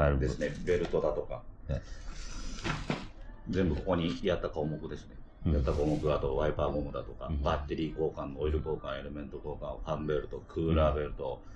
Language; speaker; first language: Japanese; native; Japanese